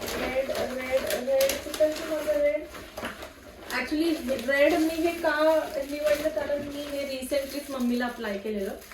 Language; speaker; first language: Marathi; non-native, local second language; Hindi